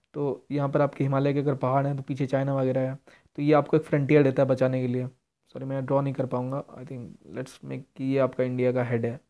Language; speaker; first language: Hindi; native; Hindi